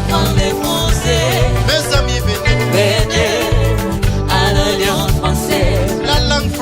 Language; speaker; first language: French; non-native, learner; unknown